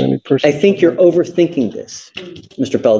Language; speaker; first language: English; native; English